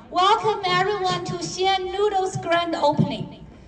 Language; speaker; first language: English; non-native, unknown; Chinese